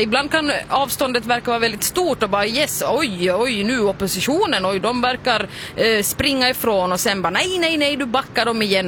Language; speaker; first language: Swedish; native; Swedish